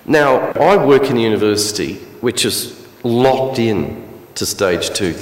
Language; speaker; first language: English; native; English